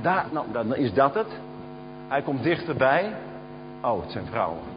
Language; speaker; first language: Dutch; native; Dutch